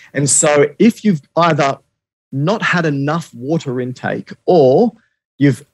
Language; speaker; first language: English; native; English